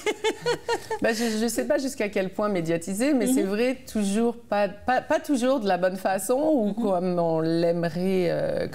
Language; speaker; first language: French; native; French